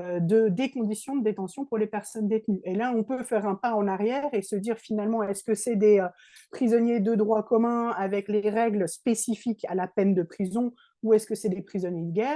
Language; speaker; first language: French; native; French